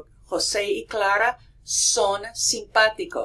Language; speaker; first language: Spanish; non-native, fluent; English